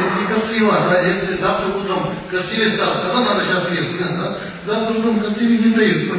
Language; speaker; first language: Russian; non-native, learner; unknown